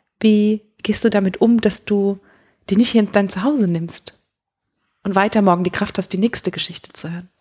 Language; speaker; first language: German; native; German